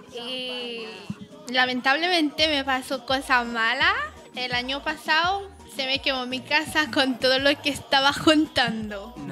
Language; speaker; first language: Spanish; non-native, learner; Haitian Creole